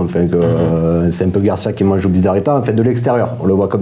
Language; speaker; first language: French; native; French